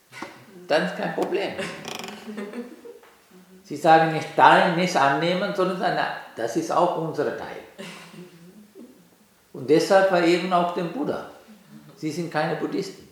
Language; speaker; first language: German; non-native, learner; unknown